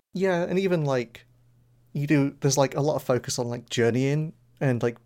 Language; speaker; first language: English; native; English